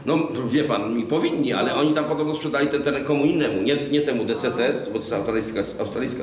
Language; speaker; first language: Polish; native; Polish